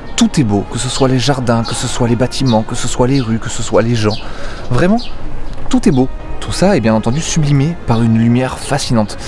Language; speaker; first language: French; native; French